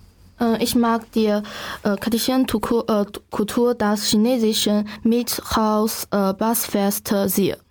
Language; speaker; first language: German; non-native, learner; Chinese